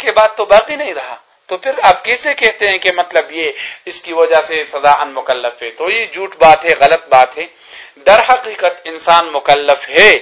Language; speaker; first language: Urdu; non-native, local second language; Pashto